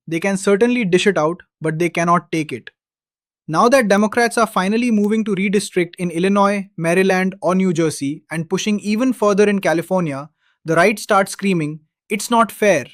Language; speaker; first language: English; native; English